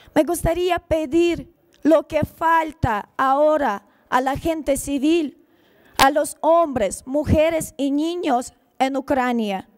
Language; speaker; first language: Spanish; non-native, fluent; Ukrainian